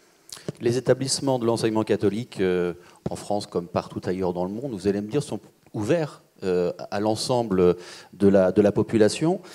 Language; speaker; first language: French; native; French